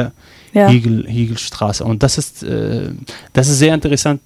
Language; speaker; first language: German; non-native, learner; Arabic